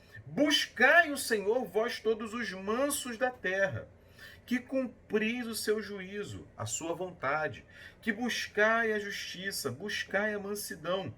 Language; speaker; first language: Portuguese; native; Portuguese